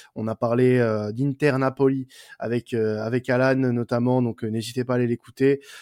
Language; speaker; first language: French; native; French